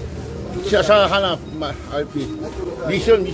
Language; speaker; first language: Filipino; non-native, learner; Korean